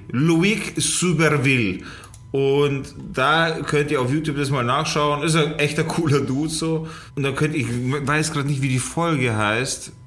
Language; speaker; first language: German; early bilingual, other home language; Polish